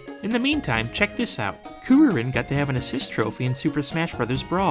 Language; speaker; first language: English; native; English